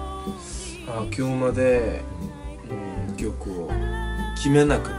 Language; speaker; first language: Japanese; non-native, learner; Korean